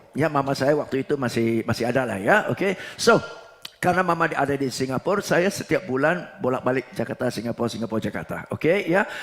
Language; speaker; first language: Indonesian; non-native, fluent; English